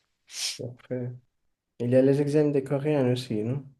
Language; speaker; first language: French; non-native, fluent; Portuguese